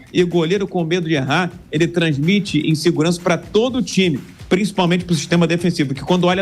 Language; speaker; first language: Portuguese; native; Portuguese